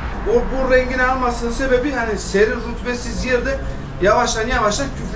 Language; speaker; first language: Turkish; native; Turkish